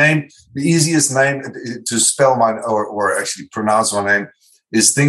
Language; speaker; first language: English; non-native, fluent; Dutch